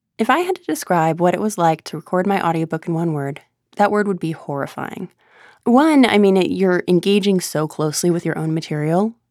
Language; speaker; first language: English; native; English